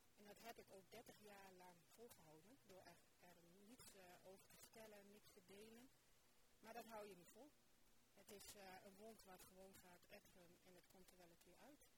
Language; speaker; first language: Dutch; native; Dutch